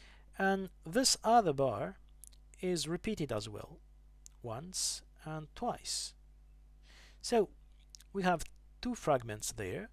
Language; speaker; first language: English; non-native, fluent; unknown